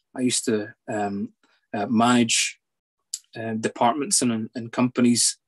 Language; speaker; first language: English; native; English